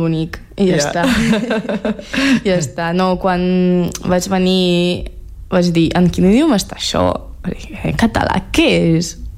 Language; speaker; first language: Catalan; non-native, fluent; Russian